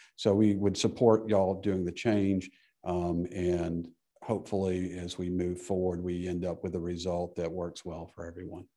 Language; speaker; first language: English; native; English